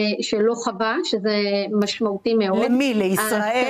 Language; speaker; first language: Hebrew; native; Hebrew